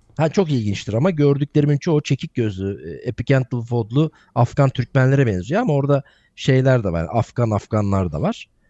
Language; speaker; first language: Turkish; native; Turkish